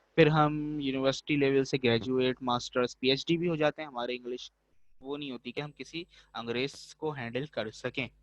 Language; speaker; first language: Urdu; native; Urdu